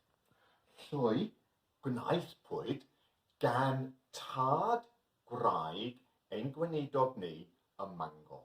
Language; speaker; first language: Welsh; non-native, local second language; English